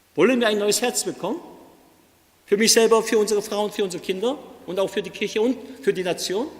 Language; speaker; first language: German; early bilingual, other home language; Korean